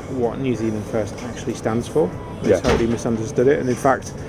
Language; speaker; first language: English; native; English